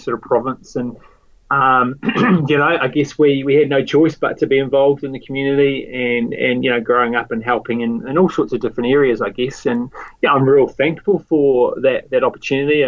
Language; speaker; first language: English; native; English